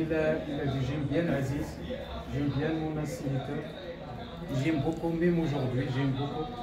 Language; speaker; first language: French; non-native, local second language; Arabic